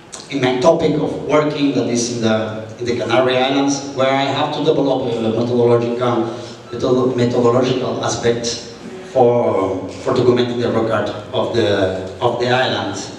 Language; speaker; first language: English; non-native, fluent; Spanish